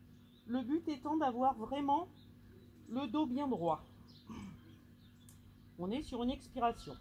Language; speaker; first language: French; native; French